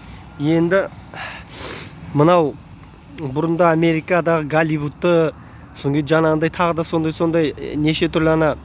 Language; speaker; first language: Kazakh; native; Kazakh